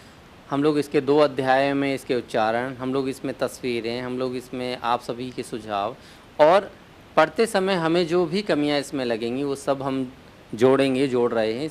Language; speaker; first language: Hindi; native; Hindi